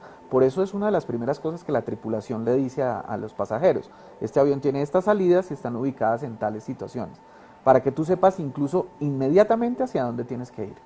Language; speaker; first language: Spanish; native; Spanish